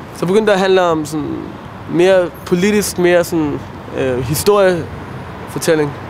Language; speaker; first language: Danish; early bilingual, other home language; Persian